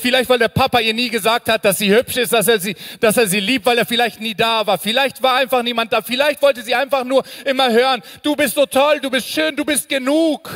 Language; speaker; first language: German; native; German